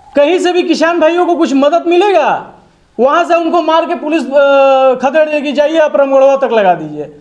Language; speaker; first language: Hindi; native; Hindi